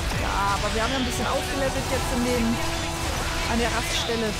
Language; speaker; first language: German; native; German